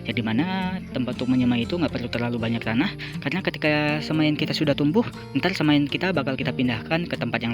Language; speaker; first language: Indonesian; native; Indonesian